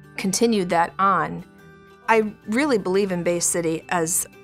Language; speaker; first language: English; native; English